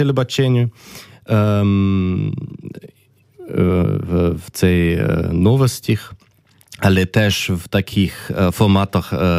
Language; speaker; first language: Ukrainian; non-native, fluent; German